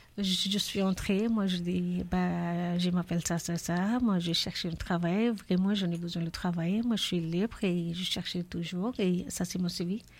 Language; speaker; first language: French; non-native, learner; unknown